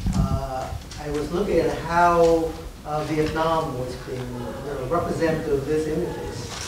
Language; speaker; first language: English; early bilingual, other home language; Vietnamese